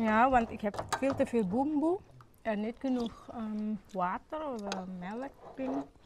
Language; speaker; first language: Dutch; non-native, local second language; Indonesian